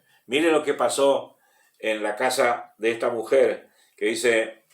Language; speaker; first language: Spanish; native; Spanish